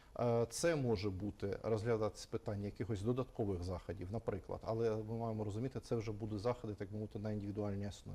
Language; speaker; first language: Ukrainian; native; Ukrainian